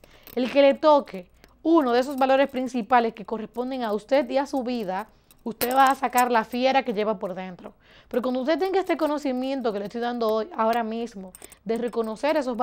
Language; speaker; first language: Spanish; native; Spanish